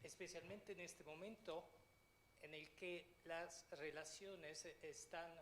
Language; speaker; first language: Spanish; non-native, fluent; Italian